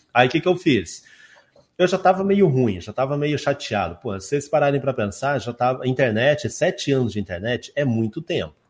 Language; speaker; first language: Portuguese; native; Portuguese